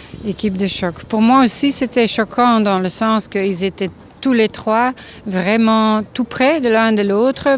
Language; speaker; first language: French; non-native, local second language; Dutch